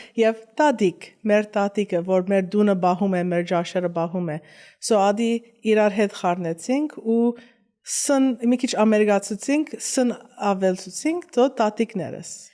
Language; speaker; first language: Armenian; early bilingual, heritage; Armenian